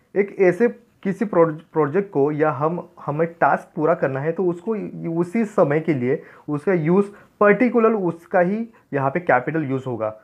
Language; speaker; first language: Hindi; non-native, local second language; Marathi